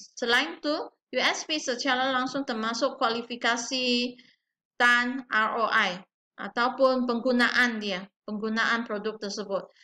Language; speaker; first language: Malay; non-native, local second language; Chinese